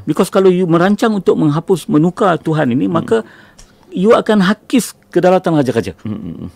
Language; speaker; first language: Malay; native; Malay